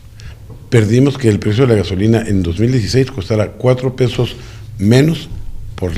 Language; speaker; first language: Spanish; native; Spanish